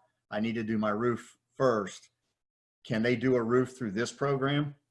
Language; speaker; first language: English; native; English